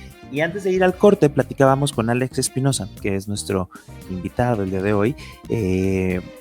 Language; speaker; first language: Spanish; native; Spanish